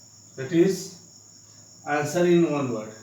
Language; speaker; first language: English; non-native, local second language; Hindi